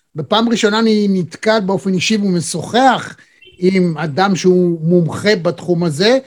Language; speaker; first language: Hebrew; non-native, fluent; Spanish